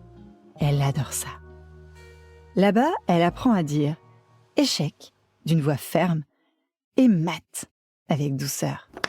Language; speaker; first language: French; native; French